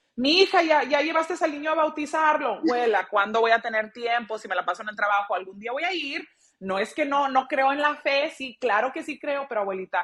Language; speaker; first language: Spanish; early bilingual, heritage; Spanish